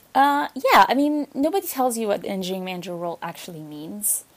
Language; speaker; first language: English; non-native, fluent; Arabic